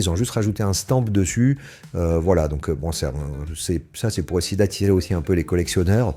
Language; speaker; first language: French; native; French